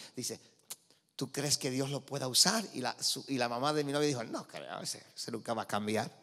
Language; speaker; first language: Spanish; early bilingual, heritage; Spanish